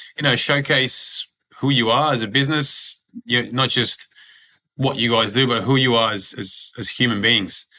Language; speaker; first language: English; early bilingual, other home language; Croatian